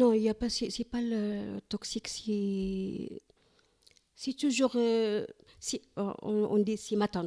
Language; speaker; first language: French; non-native, learner; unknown